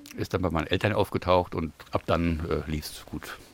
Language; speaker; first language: German; native; German